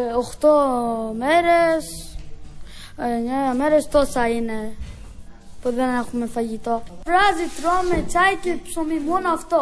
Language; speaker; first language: Greek; early bilingual, other home language; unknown